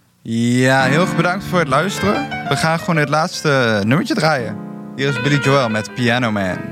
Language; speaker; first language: Dutch; native; Dutch